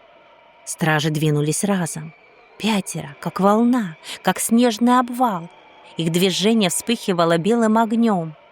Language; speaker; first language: Russian; native; Russian